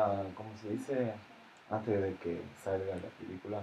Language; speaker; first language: Spanish; non-native, fluent; Russian